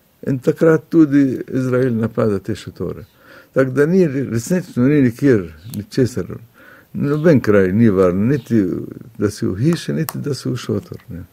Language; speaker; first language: Slovenian; non-native, fluent; Arabic